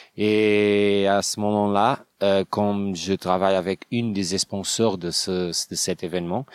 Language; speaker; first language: French; non-native, learner; Portuguese